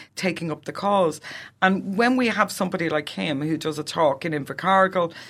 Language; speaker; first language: English; native; English